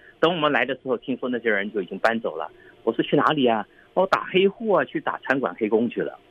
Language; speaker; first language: Chinese; native; Chinese